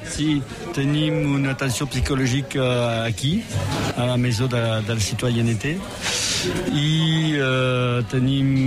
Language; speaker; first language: Catalan; non-native, local second language; French